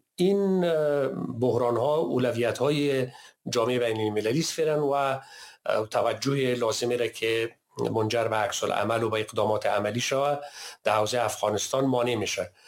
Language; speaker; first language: Persian; native; Persian